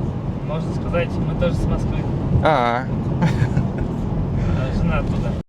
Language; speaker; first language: Russian; non-native, local second language; Uzbek